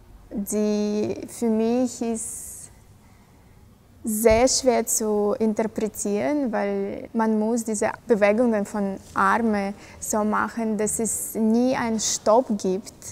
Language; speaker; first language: German; non-native, fluent; Russian